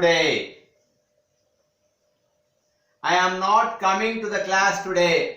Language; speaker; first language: English; non-native, local second language; Telugu